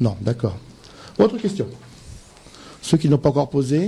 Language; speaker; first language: French; native; French